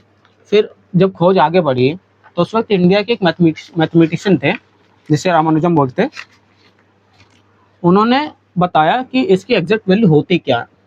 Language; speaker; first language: Hindi; native; Hindi